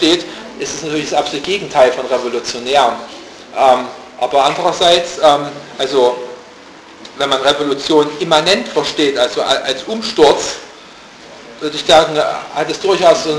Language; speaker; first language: German; native; German